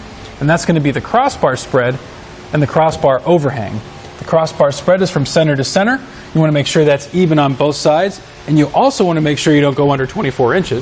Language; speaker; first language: English; native; English